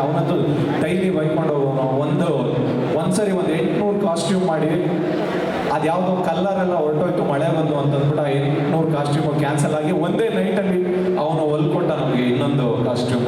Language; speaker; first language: Kannada; native; Kannada